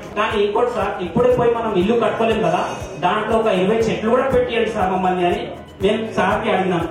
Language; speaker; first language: Telugu; non-native, local second language; Urdu